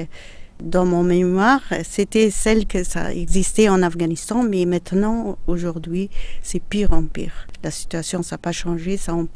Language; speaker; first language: French; non-native, fluent; Persian